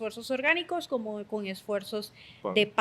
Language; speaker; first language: Spanish; native; Spanish